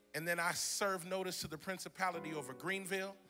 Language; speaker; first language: English; native; English